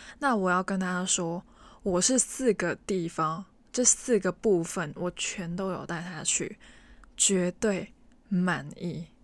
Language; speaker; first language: Chinese; non-native, local second language; Cantonese